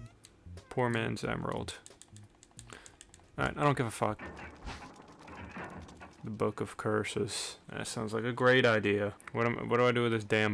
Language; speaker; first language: English; native; English